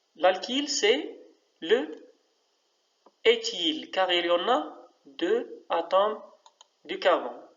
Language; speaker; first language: French; non-native, local second language; Arabic